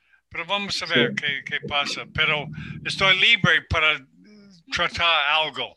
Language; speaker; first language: Spanish; non-native, learner; English